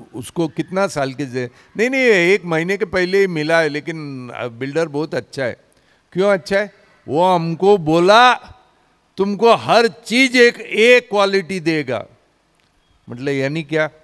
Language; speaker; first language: Hindi; non-native, local second language; Marathi